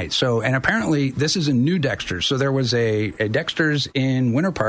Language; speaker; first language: English; native; English